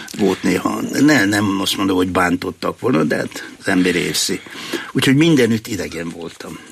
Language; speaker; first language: Hungarian; native; Hungarian